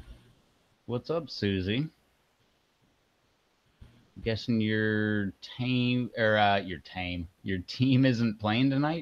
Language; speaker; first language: English; native; English